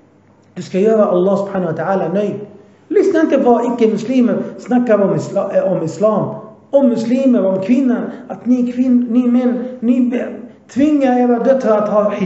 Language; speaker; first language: Swedish; early bilingual, other home language; Arabic